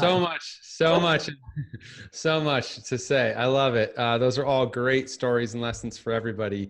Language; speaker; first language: English; native; English